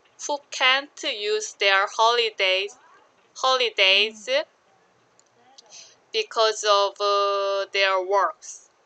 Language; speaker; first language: English; non-native, learner; Korean